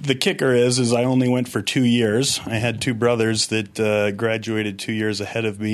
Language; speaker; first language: English; native; English